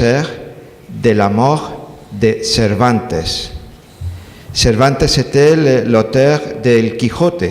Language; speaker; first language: French; non-native, learner; Spanish